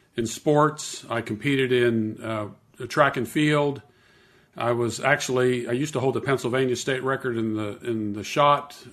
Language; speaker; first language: English; native; English